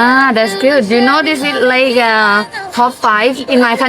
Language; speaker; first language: English; non-native, learner; Thai